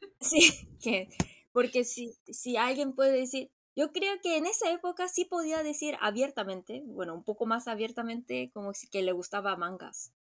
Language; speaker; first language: Spanish; non-native, fluent; Korean